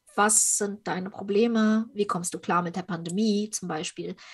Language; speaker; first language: German; early bilingual, other home language; Ukrainian